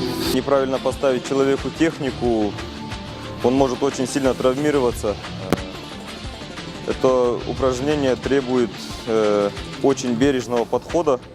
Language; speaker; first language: Russian; native; Russian